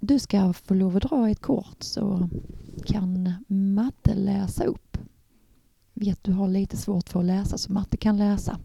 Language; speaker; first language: Swedish; native; Swedish